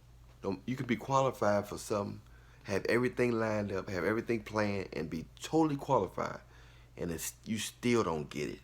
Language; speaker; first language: English; native; English